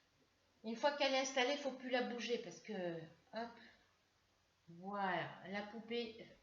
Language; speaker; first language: French; native; French